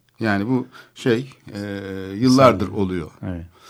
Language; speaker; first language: Turkish; native; Turkish